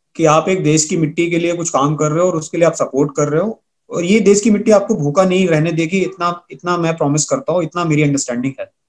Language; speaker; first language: Hindi; native; Hindi